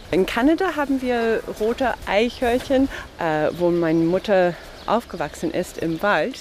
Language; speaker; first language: German; non-native, fluent; English